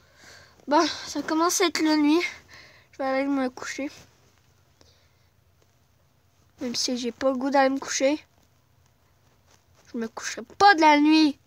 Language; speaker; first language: French; native; French